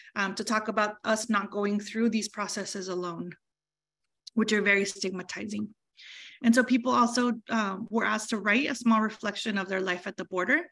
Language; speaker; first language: English; early bilingual, other home language; Spanish